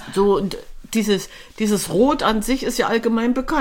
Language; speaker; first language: German; native; German